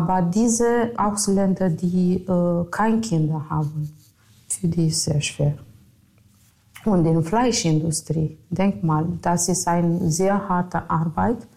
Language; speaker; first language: German; non-native, fluent; Romanian